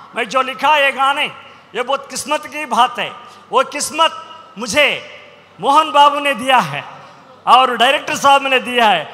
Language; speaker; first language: Hindi; non-native, local second language; Telugu